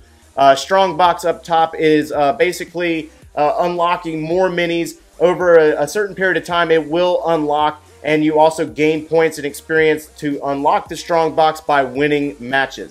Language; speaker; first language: English; native; English